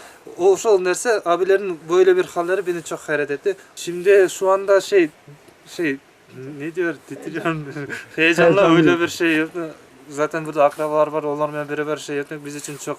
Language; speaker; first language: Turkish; non-native, learner; Kyrgyz